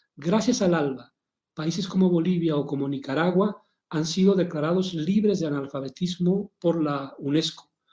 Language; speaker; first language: Spanish; native; Spanish